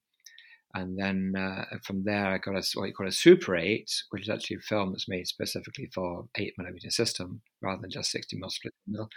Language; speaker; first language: English; native; English